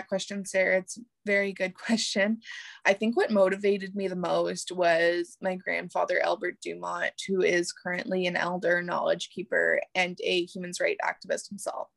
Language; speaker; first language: English; native; English